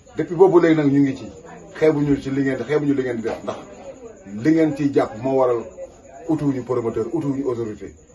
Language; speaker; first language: Wolof; native; Wolof